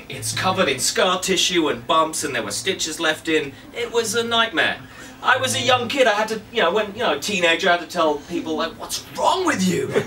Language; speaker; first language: English; native; English